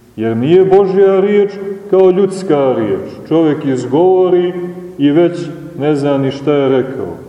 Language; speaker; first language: Serbian; native; Serbian